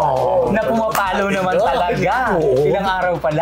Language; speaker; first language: Filipino; native; Filipino